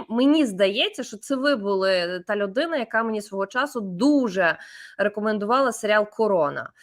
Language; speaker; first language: Ukrainian; native; Ukrainian